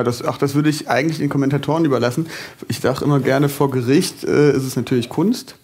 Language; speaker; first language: German; native; German